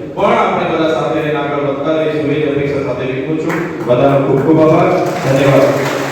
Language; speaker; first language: Gujarati; non-native, local second language; Vasavi